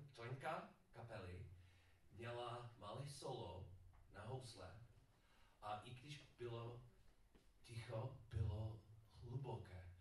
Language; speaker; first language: Czech; non-native, learner; English